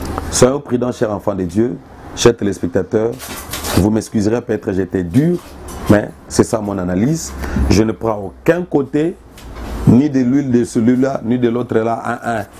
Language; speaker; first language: French; non-native, local second language; Lingala